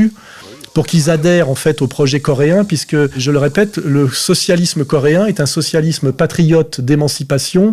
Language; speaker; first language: French; native; French